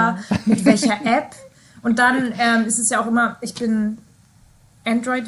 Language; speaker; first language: German; native; German